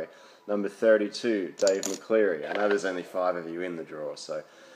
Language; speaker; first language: English; native; English